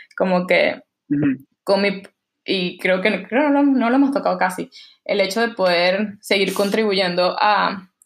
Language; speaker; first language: Spanish; native; Spanish